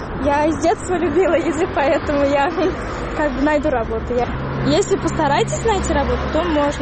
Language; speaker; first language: Russian; non-native, local second language; Tajik